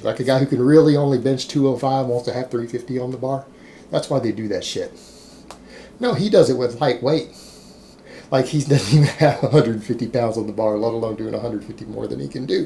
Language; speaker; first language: English; native; English